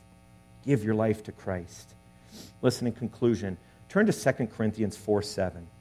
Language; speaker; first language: English; native; English